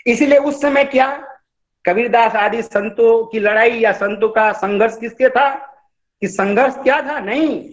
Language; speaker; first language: Hindi; non-native, local second language; Odia